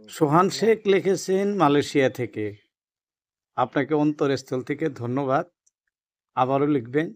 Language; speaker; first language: Bangla; non-native, local second language; Assamese